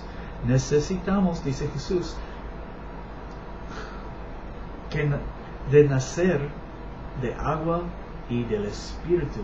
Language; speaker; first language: Spanish; non-native, learner; English